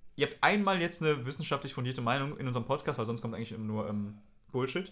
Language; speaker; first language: German; native; German